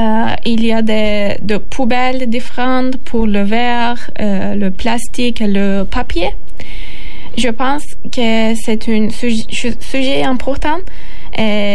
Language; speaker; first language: French; non-native, learner; Turkish